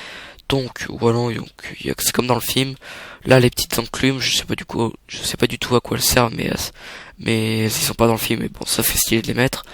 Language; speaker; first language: French; native; French